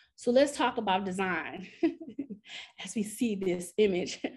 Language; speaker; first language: English; native; English